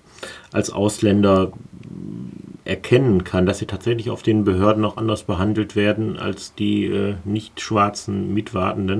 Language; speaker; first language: German; native; German